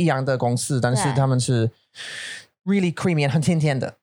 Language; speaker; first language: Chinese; non-native, learner; English